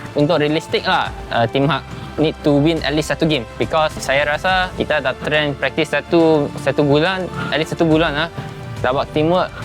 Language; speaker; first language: Malay; non-native, local second language; Chinese